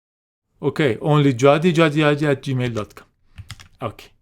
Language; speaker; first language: English; non-native, fluent; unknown